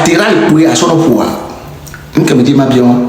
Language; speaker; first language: French; non-native, local second language; Ewe